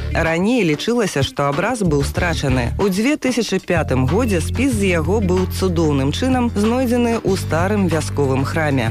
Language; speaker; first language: Belarusian; non-native, local second language; Russian